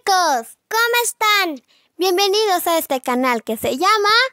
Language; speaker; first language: Spanish; native; Spanish